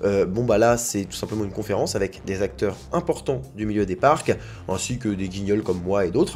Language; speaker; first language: French; native; French